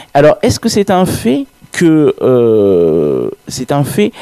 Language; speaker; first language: French; native; French